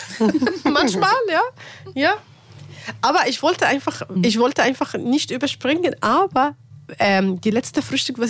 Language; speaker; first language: German; non-native, learner; Arabic